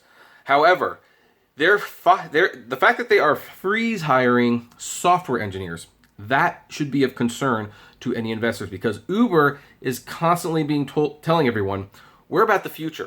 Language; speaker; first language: English; native; English